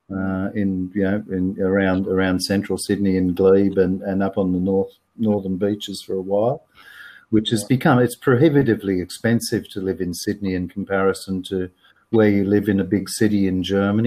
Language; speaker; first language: English; native; English